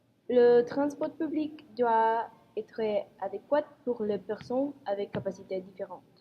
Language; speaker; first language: French; non-native, learner; Spanish